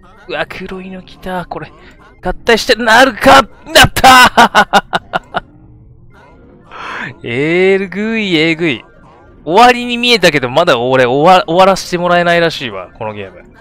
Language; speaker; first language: Japanese; native; Japanese